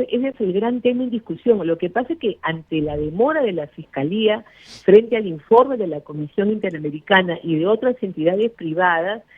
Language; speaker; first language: Spanish; native; Spanish